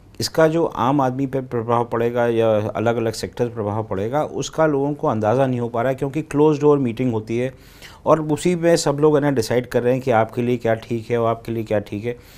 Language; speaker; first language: Hindi; native; Hindi